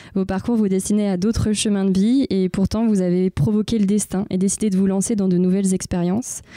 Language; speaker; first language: French; native; French